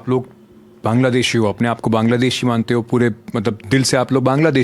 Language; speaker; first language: Hindi; native; Hindi